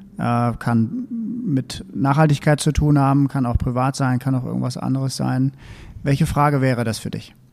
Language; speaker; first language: German; native; German